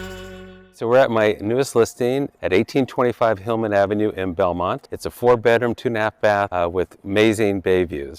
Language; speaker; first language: English; native; English